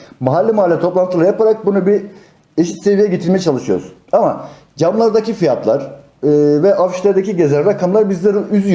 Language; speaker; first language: Turkish; native; Turkish